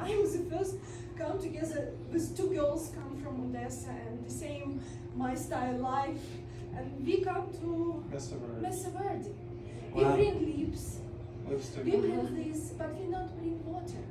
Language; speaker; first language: English; non-native, learner; Russian